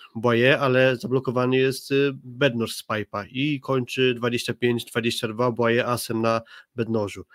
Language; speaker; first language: Polish; native; Polish